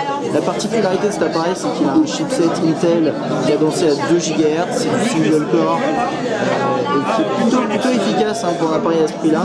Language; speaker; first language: French; native; French